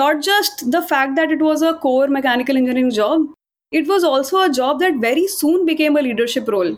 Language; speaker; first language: English; non-native, local second language; Hindi